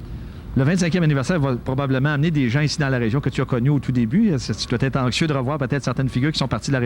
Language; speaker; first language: French; native; French